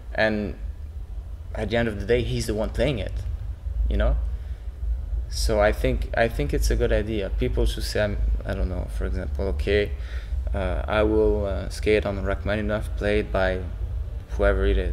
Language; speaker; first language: English; non-native, local second language; French